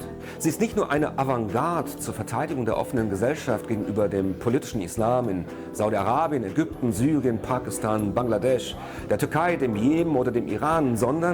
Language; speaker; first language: German; native; German